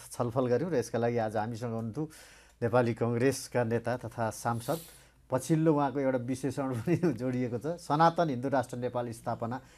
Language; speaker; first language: Nepali; native; Nepali